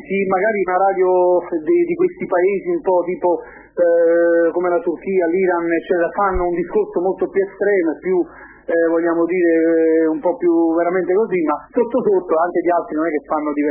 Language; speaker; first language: Italian; native; Italian